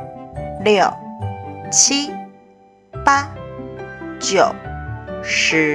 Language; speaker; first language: Chinese; native; Chinese